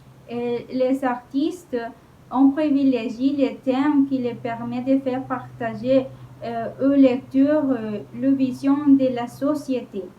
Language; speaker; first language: French; non-native, learner; Spanish